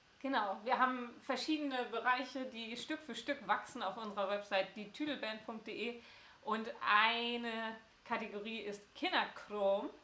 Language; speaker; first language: German; native; German